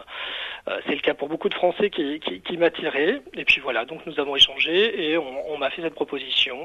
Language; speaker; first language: French; native; French